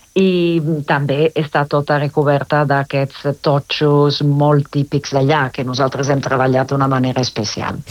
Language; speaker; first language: Catalan; non-native, fluent; Italian